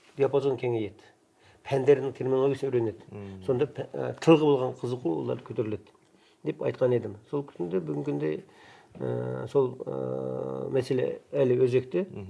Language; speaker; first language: Kazakh; non-native, local second language; Uyghur